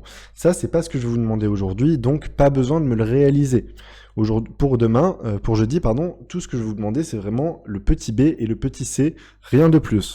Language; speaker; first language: French; native; French